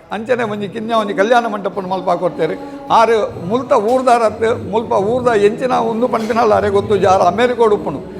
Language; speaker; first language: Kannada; native; Kannada